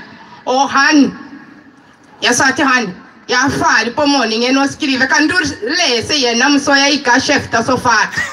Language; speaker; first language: Norwegian; non-native, fluent; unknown